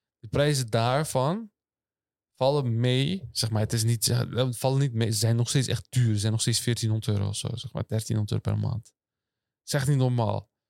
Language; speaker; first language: Dutch; early bilingual, other home language; Turkish